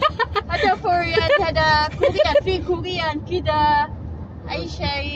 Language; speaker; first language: Arabic; non-native, learner; Filipino